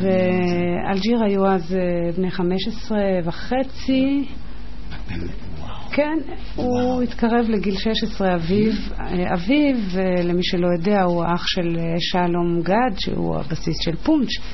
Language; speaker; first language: Hebrew; native; Hebrew